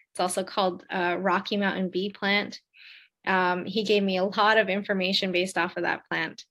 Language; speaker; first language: English; native; English